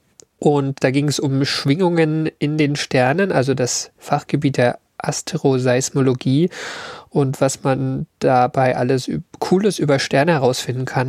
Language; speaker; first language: German; native; German